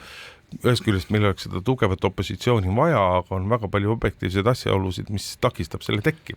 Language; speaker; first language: Estonian; native; Estonian